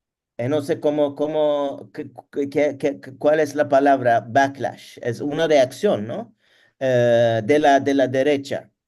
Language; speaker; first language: Spanish; non-native, learner; Turkish